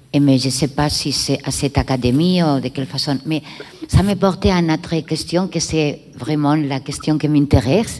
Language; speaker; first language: French; non-native, learner; Catalan